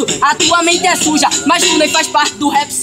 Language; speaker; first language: Portuguese; native; Portuguese